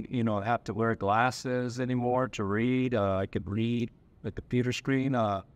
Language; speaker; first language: English; native; English